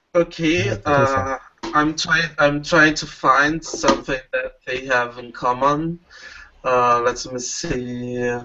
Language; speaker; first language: English; non-native, learner; Portuguese